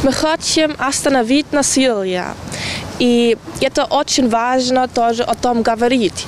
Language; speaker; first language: Ukrainian; non-native, learner; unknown